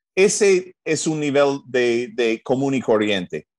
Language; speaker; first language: Spanish; non-native, fluent; English